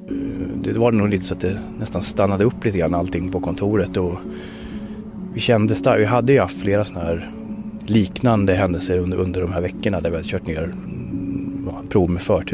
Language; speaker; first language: Swedish; native; Swedish